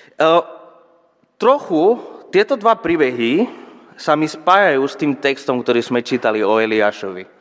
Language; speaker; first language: Slovak; non-native, fluent; Spanish